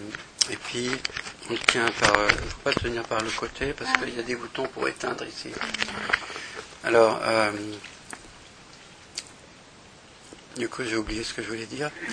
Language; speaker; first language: French; native; French